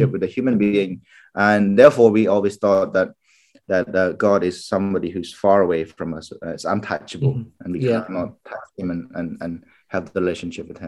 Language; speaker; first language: English; non-native, fluent; Khmer